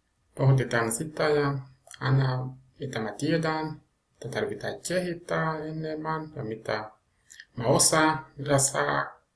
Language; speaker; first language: Finnish; non-native, learner; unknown